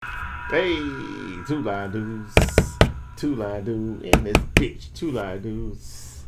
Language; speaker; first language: English; native; English